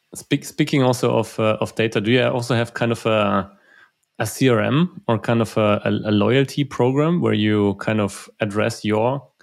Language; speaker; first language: English; non-native, fluent; German